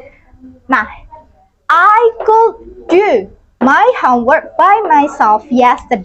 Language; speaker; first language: English; non-native, learner; Indonesian